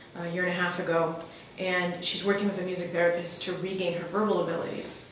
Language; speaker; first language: English; early bilingual, other home language; Russian